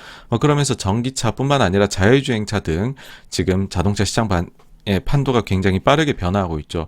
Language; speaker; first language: Korean; native; Korean